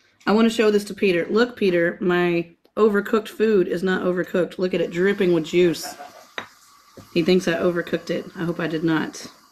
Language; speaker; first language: English; native; English